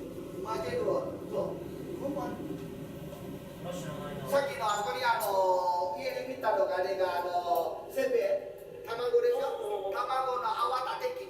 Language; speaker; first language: Japanese; non-native, fluent; Chinese